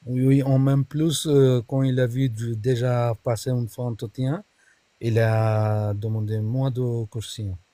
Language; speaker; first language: French; non-native, learner; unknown